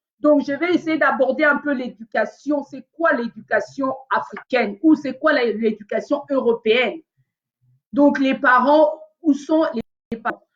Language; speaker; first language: French; non-native, local second language; Lingala